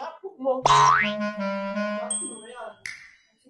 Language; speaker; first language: Filipino; native; Filipino